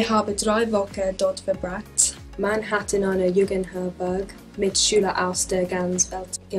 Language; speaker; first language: German; non-native, learner; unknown